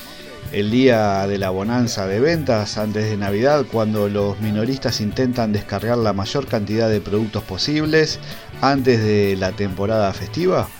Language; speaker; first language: Spanish; native; Spanish